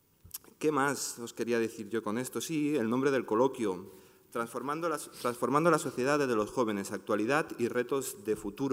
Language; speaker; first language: Spanish; native; Spanish